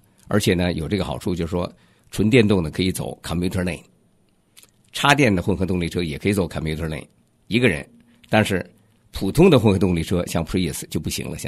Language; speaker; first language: Chinese; native; Chinese